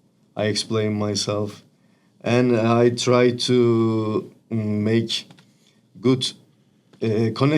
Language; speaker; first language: English; non-native, learner; Turkish